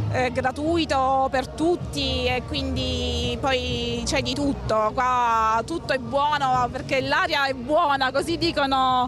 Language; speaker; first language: Italian; native; Italian